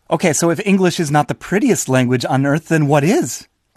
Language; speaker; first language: English; native; English